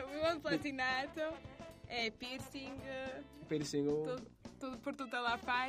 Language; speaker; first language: Italian; non-native, learner; Portuguese